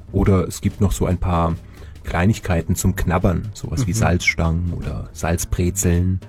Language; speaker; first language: German; native; German